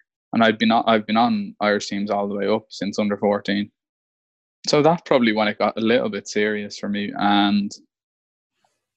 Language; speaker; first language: English; native; English